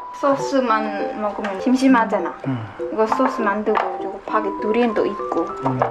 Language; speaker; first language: Korean; non-native, fluent; Khmer